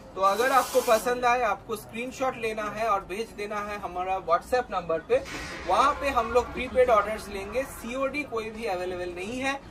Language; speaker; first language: Hindi; non-native, local second language; Bangla